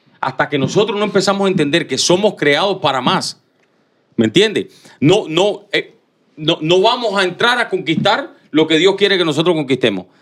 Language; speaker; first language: Spanish; native; Spanish